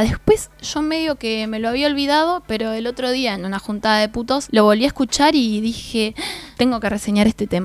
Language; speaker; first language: Spanish; native; Spanish